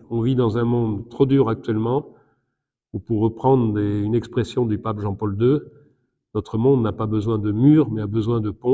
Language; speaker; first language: French; native; French